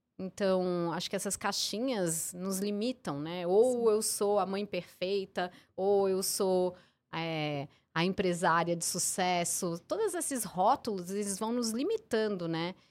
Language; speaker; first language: Portuguese; early bilingual, heritage; English